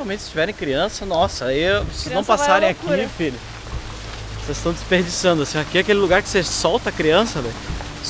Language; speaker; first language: Portuguese; native; Portuguese